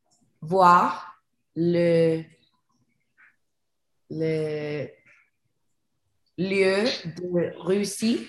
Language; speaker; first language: French; non-native, learner; Spanish